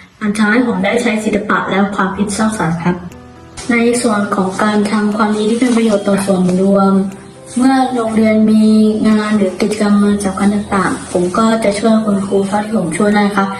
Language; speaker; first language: Thai; native; Thai